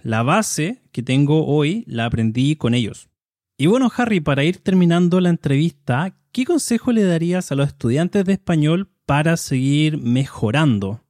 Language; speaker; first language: Spanish; native; Spanish